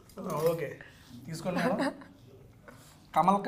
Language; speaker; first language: Telugu; native; Telugu